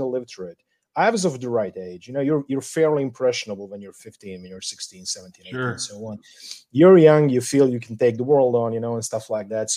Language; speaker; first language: English; non-native, fluent; Serbian